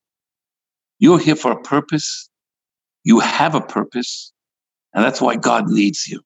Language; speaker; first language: English; native; English